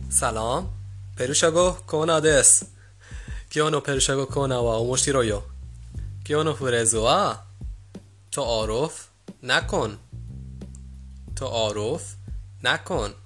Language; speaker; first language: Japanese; non-native, fluent; Persian